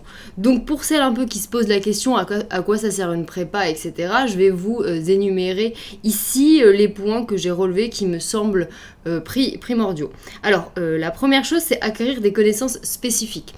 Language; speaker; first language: French; native; French